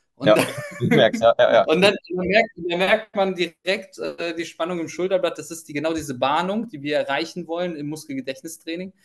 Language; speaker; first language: German; early bilingual, other home language; Ukrainian